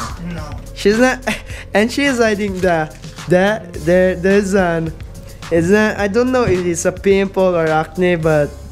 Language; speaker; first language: English; non-native, learner; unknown